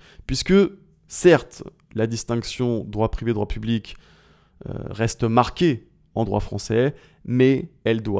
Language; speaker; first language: French; native; French